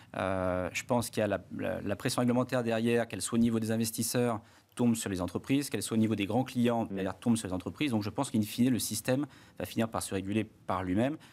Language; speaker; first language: French; native; French